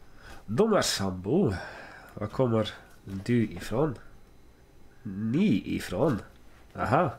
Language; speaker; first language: Swedish; non-native, learner; English